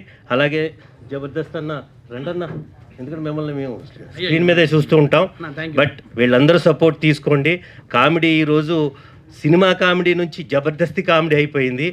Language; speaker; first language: Telugu; native; Telugu